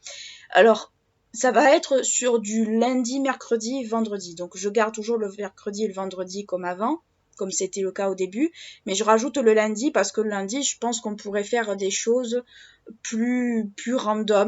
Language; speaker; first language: French; native; French